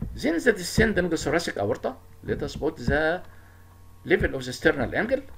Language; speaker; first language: English; non-native, fluent; Arabic